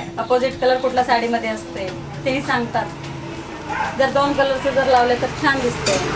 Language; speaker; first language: Marathi; non-native, local second language; Kannada